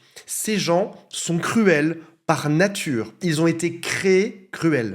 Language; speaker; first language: French; native; French